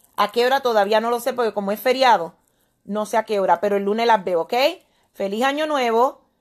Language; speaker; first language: Spanish; native; Spanish